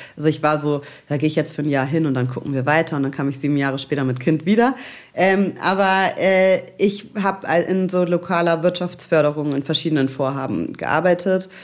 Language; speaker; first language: German; native; German